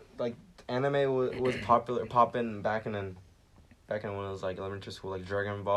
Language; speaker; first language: English; early bilingual, other home language; Japanese